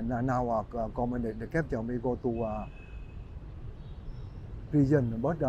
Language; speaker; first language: English; non-native, learner; Vietnamese